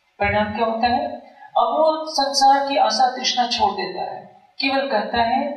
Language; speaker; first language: Hindi; native; Hindi